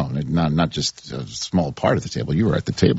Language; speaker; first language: English; native; English